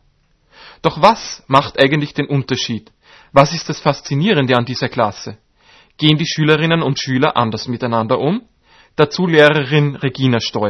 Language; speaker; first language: German; native; German